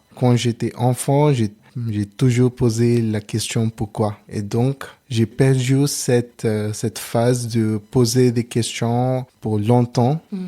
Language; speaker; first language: French; non-native, learner; Telugu